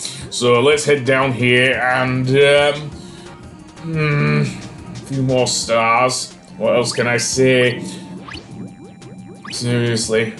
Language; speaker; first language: English; native; English